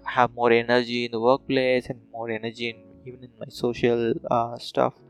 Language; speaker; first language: English; non-native, local second language; Telugu